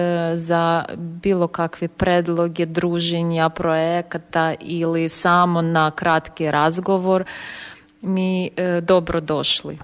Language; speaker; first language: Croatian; non-native, learner; Ukrainian